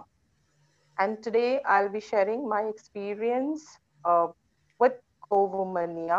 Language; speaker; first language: English; non-native, local second language; Konkani